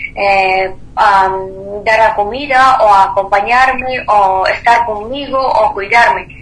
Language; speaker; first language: Spanish; non-native, fluent; Persian